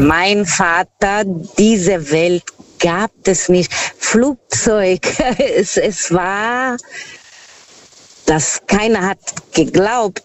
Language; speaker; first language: German; non-native, learner; Portuguese